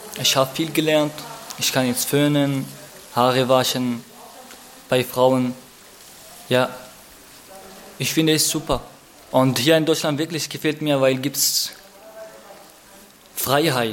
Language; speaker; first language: German; non-native, learner; Arabic